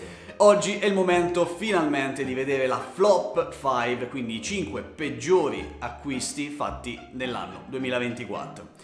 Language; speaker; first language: Italian; native; Italian